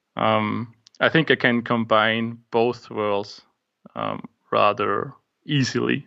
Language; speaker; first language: English; non-native, fluent; German